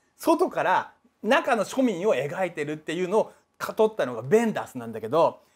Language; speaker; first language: Japanese; native; Japanese